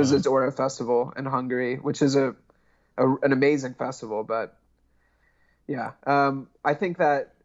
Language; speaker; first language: English; native; English